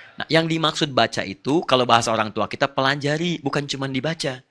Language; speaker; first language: Indonesian; non-native, fluent; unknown